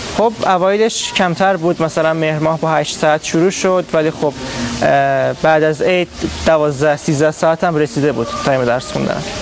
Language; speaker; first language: Persian; non-native, local second language; Azerbaijani